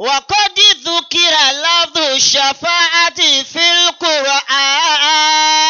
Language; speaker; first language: Arabic; non-native, fluent; Yoruba